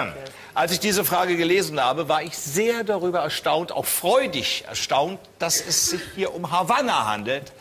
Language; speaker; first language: German; native; German